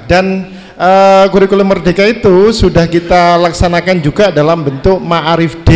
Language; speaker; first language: Indonesian; native; Indonesian